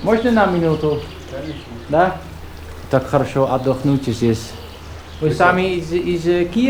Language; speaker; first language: Russian; non-native, learner; Dutch